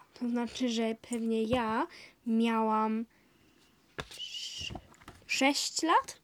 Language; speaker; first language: Polish; early bilingual, heritage; Polish